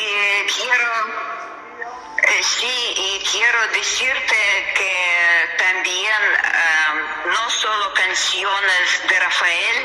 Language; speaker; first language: Spanish; non-native, learner; Russian